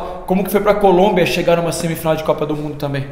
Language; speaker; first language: Portuguese; native; Portuguese